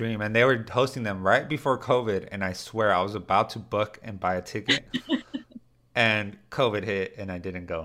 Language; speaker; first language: English; early bilingual, other home language; Spanish